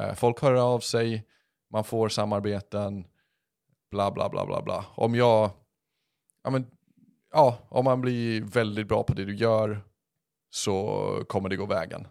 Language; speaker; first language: Swedish; early bilingual, other home language; English